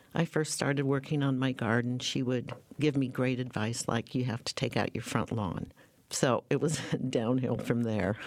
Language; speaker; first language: English; native; English